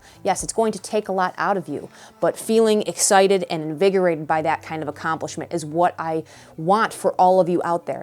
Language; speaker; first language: English; native; English